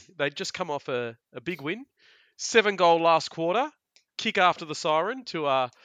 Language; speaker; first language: English; early bilingual, other home language; Italian